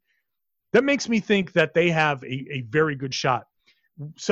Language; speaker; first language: English; native; English